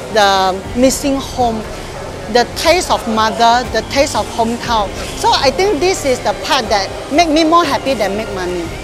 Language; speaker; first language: English; non-native, local second language; Min Nan Chinese